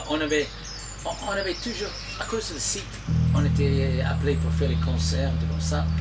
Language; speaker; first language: French; non-native, fluent; English